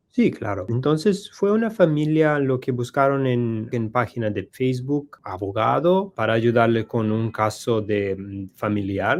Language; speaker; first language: Spanish; non-native, learner; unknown